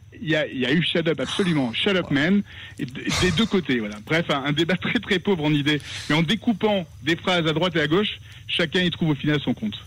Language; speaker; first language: French; native; French